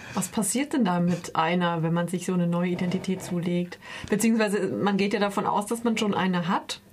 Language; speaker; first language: German; native; German